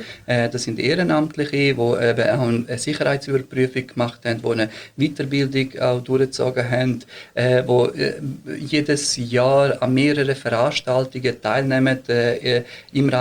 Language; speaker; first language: German; early bilingual, other home language; Bosnian